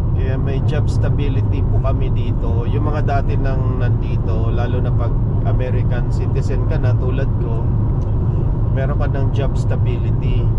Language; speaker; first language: Filipino; native; Filipino